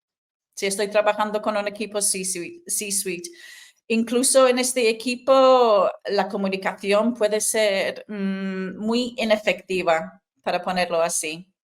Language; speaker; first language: Spanish; non-native, fluent; English